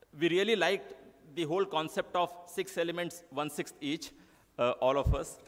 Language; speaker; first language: Hindi; non-native, local second language; Marathi